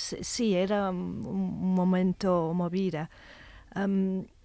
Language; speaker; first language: Spanish; non-native, fluent; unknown